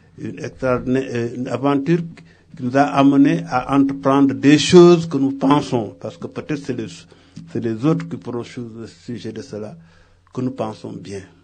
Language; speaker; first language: French; non-native, local second language; Wolof